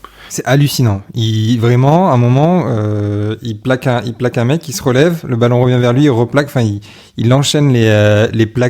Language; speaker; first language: French; native; French